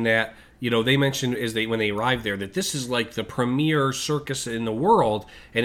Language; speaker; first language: English; native; English